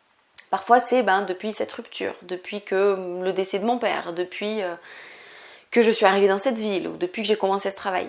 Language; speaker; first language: French; native; French